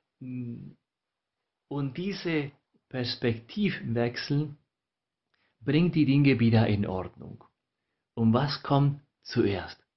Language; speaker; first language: German; non-native, fluent; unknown